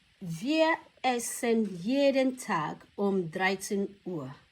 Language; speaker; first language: German; non-native, fluent; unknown